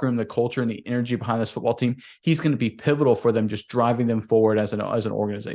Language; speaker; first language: English; native; English